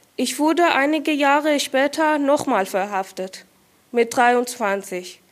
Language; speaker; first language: German; non-native, fluent; Persian